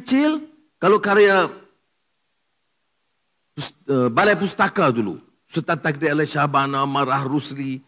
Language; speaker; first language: Malay; native; Malay